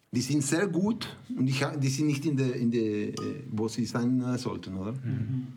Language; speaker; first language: German; non-native, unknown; Spanish